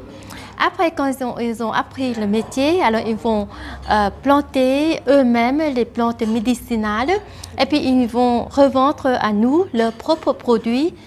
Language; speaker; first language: French; non-native, fluent; Vietnamese